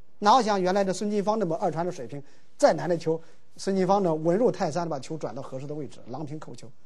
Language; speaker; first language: Chinese; native; Chinese